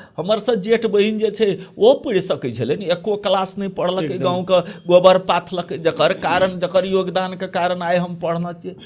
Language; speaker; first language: Maithili; native; Maithili